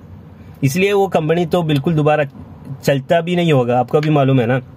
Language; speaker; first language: Hindi; non-native, local second language; Malayalam